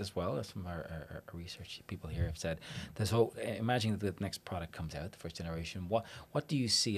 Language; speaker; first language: English; native; English